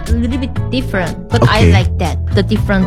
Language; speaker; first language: English; non-native, learner; Korean